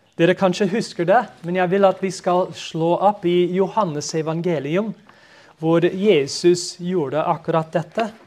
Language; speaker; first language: Norwegian; non-native, fluent; English